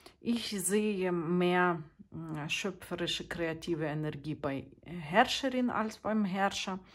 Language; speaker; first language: German; non-native, fluent; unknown